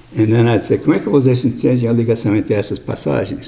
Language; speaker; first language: Portuguese; non-native, fluent; English